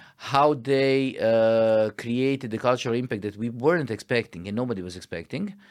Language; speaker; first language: English; non-native, fluent; Croatian